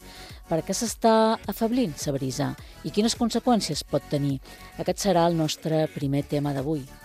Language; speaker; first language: Catalan; native; Catalan